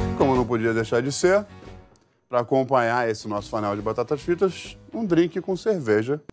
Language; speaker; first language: Portuguese; non-native, fluent; English